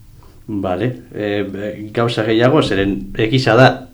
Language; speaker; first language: Basque; native; Basque